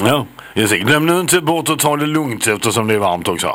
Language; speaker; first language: Swedish; native; Swedish